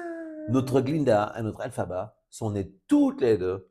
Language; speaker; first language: French; native; French